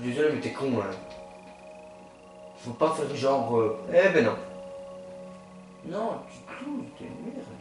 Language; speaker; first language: French; native; French